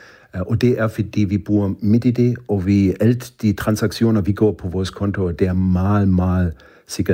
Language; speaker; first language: Danish; non-native, fluent; German